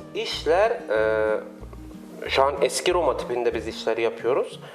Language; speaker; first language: Turkish; non-native, fluent; Persian